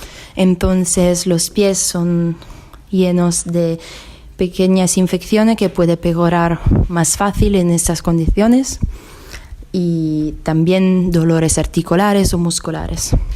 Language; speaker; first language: Spanish; non-native, fluent; Italian